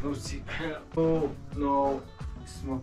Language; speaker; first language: English; non-native, learner; Mongolian